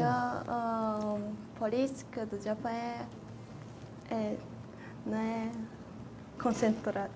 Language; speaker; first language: Portuguese; non-native, fluent; Japanese